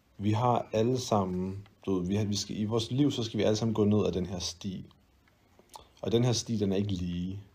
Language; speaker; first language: Danish; early bilingual, other home language; Arabic